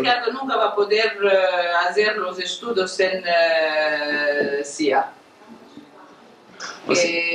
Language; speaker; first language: Spanish; non-native, learner; Italian